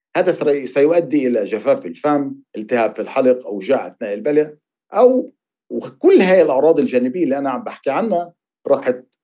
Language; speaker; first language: Arabic; native; Arabic